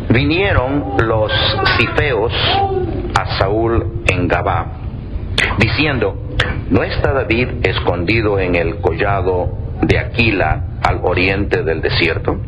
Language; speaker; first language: Spanish; native; Spanish